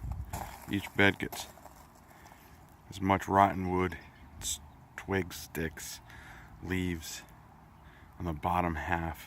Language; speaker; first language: English; native; English